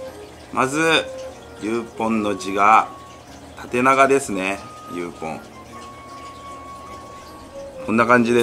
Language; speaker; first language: Japanese; native; Japanese